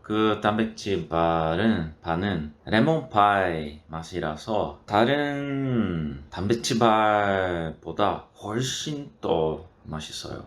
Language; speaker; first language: Korean; non-native, learner; Portuguese